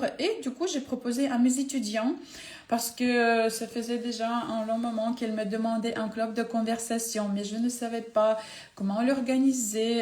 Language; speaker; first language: French; non-native, fluent; Ukrainian